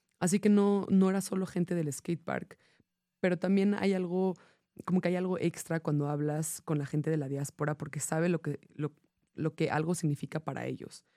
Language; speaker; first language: Spanish; non-native, fluent; English